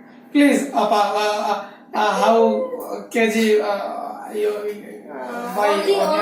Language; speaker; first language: English; non-native, learner; Bangla